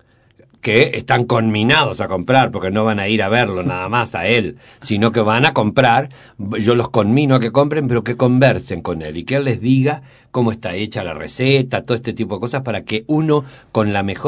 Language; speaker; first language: Spanish; native; Spanish